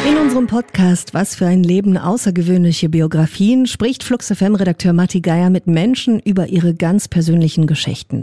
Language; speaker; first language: German; native; German